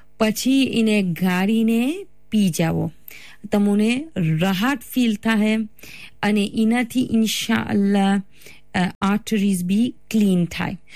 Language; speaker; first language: Gujarati; early bilingual, heritage; Gujarati